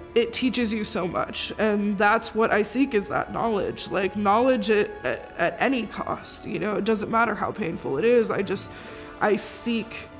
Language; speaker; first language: English; native; English